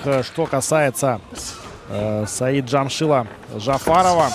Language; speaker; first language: Russian; native; Russian